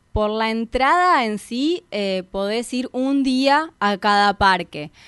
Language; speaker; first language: Spanish; native; Spanish